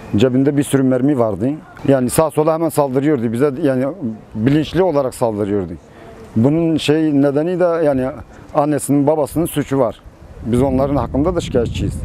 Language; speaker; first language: Turkish; non-native, local second language; Kurdish